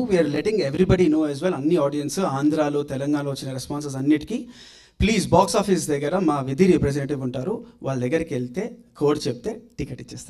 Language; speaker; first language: Telugu; native; Telugu